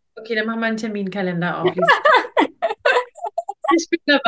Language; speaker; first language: German; native; German